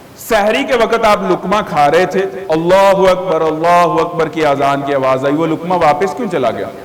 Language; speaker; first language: Urdu; native; Urdu